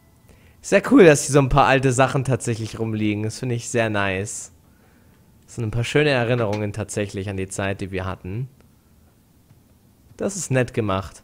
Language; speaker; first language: German; native; German